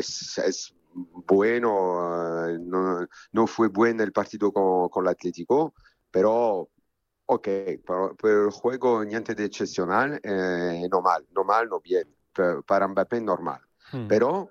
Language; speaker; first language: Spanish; non-native, fluent; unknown